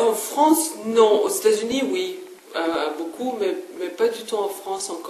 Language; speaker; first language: French; non-native, fluent; English